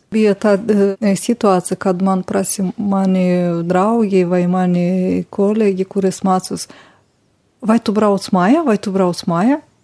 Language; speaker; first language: Latvian; non-native, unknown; Romanian